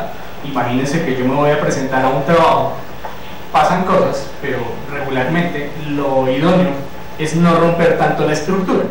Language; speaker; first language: Spanish; native; Spanish